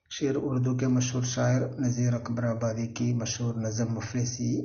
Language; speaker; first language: Hindi; non-native, local second language; Malayalam